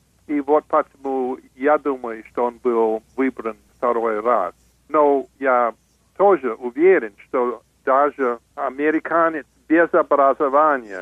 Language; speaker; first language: Russian; non-native, fluent; English